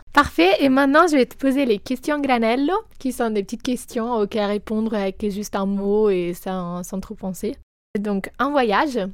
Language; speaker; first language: French; non-native, fluent; Italian